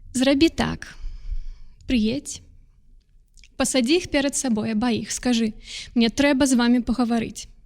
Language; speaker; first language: Belarusian; non-native, local second language; Russian